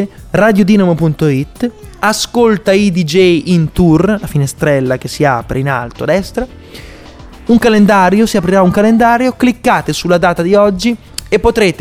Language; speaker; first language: Italian; native; Italian